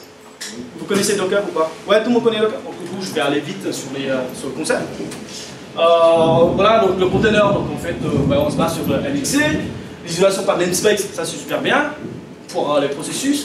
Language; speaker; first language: French; native; French